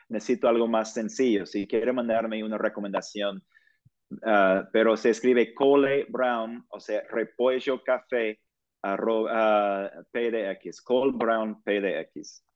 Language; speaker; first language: Spanish; non-native, fluent; English